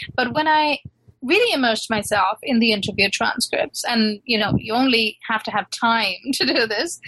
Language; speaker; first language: English; non-native, local second language; Urdu